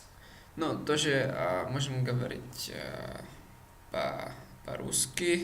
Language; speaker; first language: Russian; non-native, learner; Czech